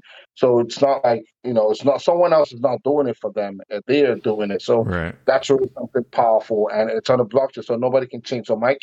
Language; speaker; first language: English; non-native, local second language; Igbo